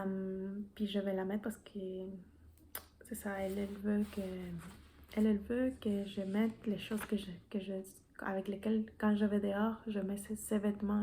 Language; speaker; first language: French; non-native, fluent; Spanish